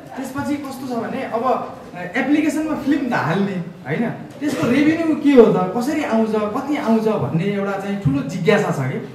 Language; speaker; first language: Nepali; native; Nepali